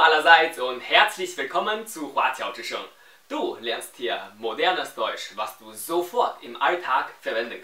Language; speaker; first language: German; non-native, fluent; Chinese